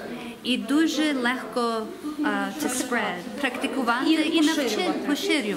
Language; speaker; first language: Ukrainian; early bilingual, heritage; English